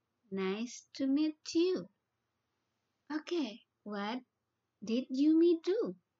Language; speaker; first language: English; non-native, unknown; Indonesian